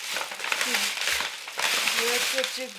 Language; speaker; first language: Chinese; non-native, local second language; Tibetan